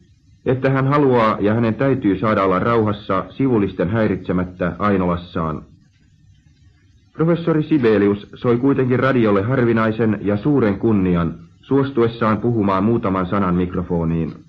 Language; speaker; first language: Finnish; native; Finnish